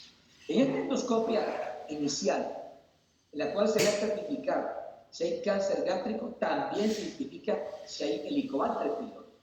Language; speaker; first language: Spanish; native; Spanish